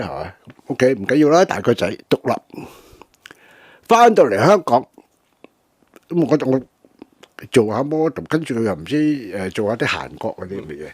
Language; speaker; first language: Cantonese; native; Cantonese